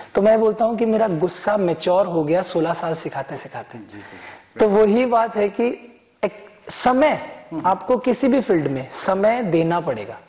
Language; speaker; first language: Hindi; native; Hindi